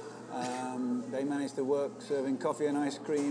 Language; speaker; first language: English; native; English